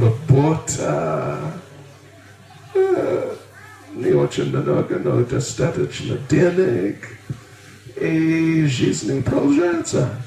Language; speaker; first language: Russian; non-native, learner; English